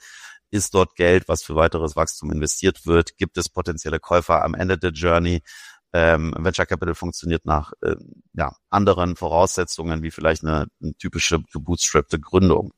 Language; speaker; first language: German; native; German